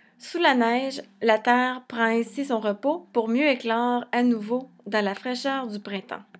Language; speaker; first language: French; native; French